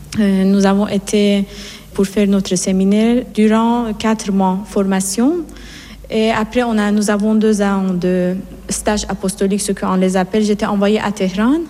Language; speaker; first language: French; non-native, fluent; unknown